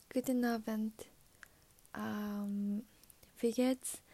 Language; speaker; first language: German; non-native, learner; Japanese